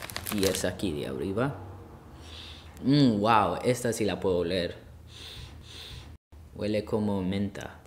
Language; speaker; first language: Spanish; early bilingual, heritage; Spanish